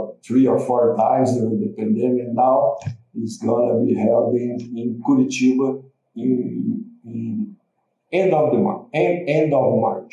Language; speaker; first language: English; non-native, learner; Portuguese